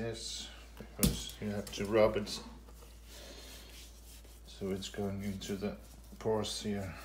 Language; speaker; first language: English; non-native, fluent; Danish